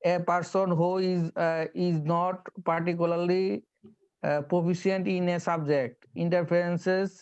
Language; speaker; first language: English; non-native, local second language; Bangla